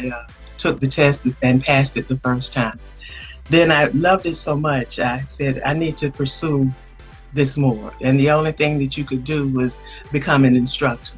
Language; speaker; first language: English; native; English